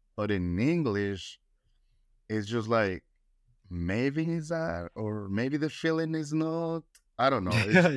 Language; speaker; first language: English; non-native, learner; Spanish